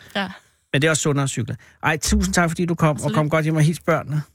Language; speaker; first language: Danish; native; Danish